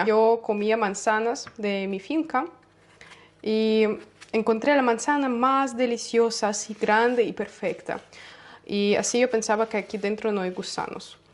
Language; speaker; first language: Spanish; non-native, learner; Russian